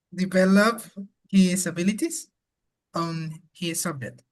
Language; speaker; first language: English; non-native, learner; Spanish